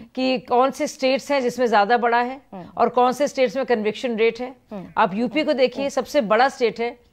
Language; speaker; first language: Hindi; native; Hindi